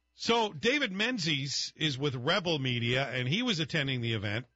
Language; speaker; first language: English; native; English